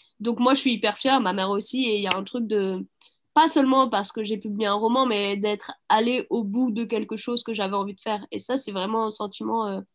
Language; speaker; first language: French; early bilingual, other home language; Arabic